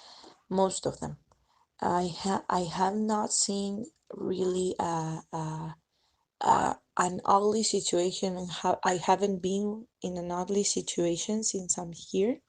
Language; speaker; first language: English; non-native, fluent; Spanish